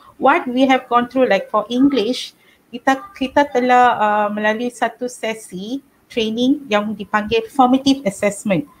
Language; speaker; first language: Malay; non-native, local second language; Tamil